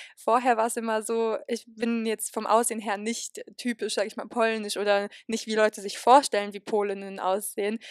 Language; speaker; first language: German; early bilingual, other home language; Polish